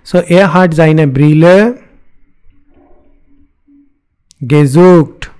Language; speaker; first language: German; non-native, fluent; Hindi